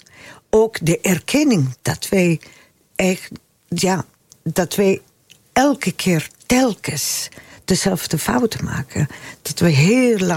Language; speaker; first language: Dutch; non-native, fluent; Spanish